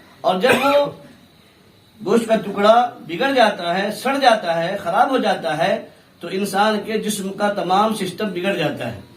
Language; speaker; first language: Urdu; native; Urdu